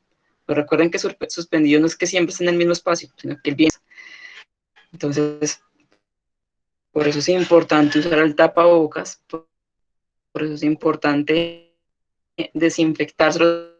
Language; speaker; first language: Spanish; native; Spanish